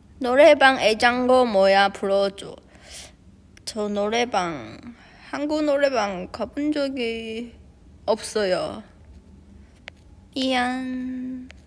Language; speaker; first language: Korean; non-native, fluent; Chinese